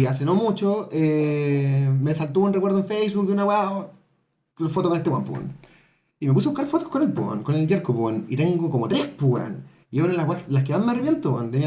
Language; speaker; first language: Spanish; native; Spanish